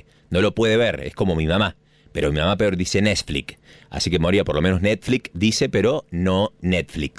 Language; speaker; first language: Spanish; native; Spanish